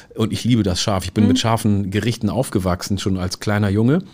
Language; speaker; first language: German; early bilingual, other home language; Oromo